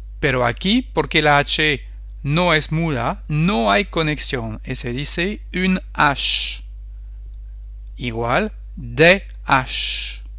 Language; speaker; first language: Spanish; non-native, fluent; French